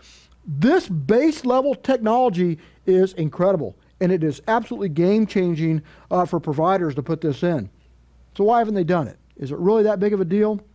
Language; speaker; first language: English; native; English